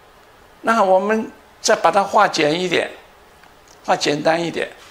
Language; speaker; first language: Chinese; native; Chinese